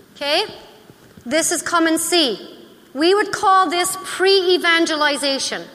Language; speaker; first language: English; native; English